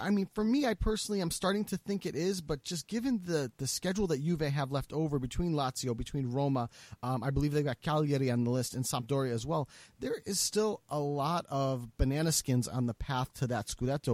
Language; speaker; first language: English; native; English